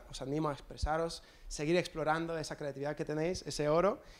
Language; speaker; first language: Spanish; non-native, fluent; English